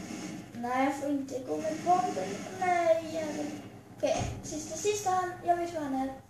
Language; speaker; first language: Swedish; early bilingual, other home language; Albanian